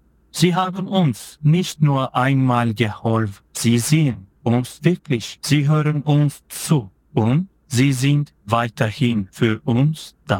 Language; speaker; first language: German; non-native, fluent; Turkish